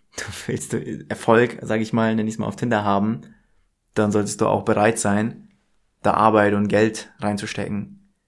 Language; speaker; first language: German; native; German